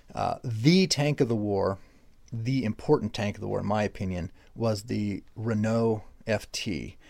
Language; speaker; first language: English; native; English